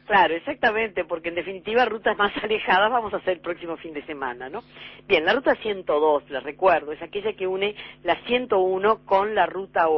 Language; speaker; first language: Spanish; native; Spanish